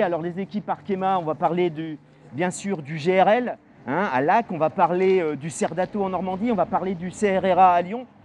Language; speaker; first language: French; native; French